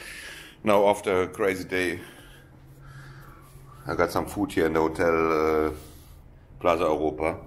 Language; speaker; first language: English; non-native, fluent; German